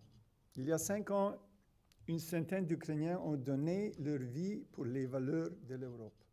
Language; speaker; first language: French; non-native, fluent; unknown